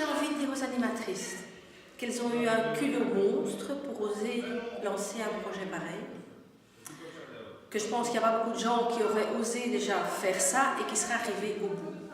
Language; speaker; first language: French; native; French